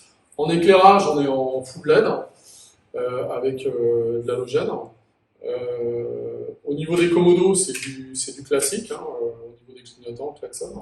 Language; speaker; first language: French; native; French